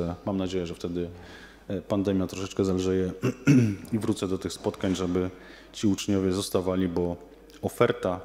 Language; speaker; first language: Polish; native; Polish